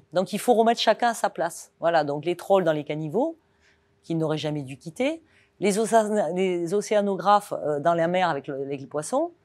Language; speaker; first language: French; native; French